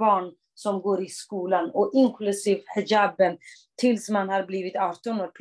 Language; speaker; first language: Swedish; non-native, fluent; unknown